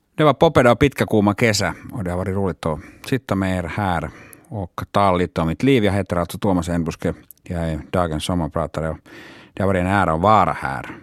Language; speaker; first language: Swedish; non-native, local second language; Finnish